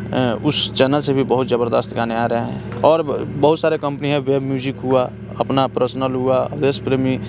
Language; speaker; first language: Hindi; native; Hindi